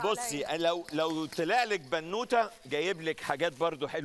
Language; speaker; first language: Arabic; native; Arabic